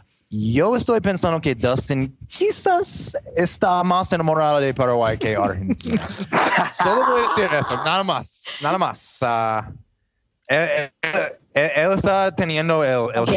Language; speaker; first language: Spanish; non-native, learner; English